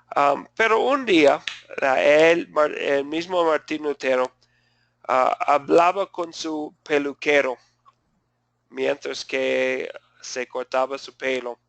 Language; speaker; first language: Spanish; non-native, fluent; English